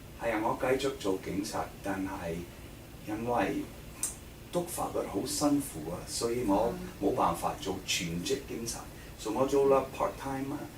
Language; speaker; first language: Cantonese; non-native, fluent; English